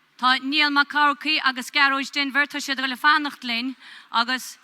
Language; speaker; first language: Irish; native; Irish